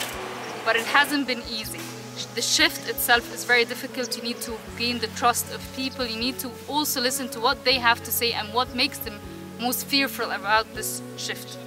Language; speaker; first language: English; non-native, fluent; Arabic